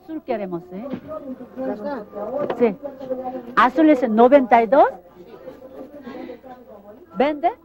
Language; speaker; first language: Spanish; non-native, learner; Korean